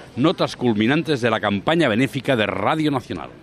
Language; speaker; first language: Spanish; non-native, local second language; Catalan